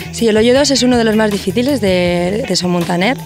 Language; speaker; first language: Spanish; native; Spanish